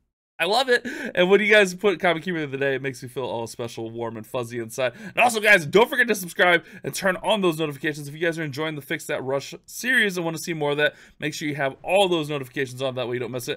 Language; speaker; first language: English; native; English